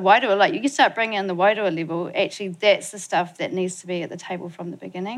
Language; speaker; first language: English; native; English